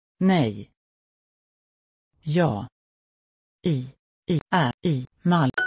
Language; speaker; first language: Swedish; non-native, learner; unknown